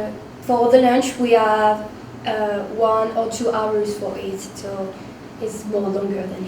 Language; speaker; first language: English; non-native, learner; French